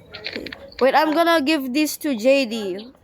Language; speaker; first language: English; non-native, local second language; Filipino